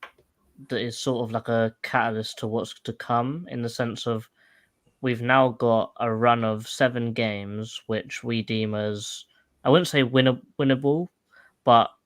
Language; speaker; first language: English; native; English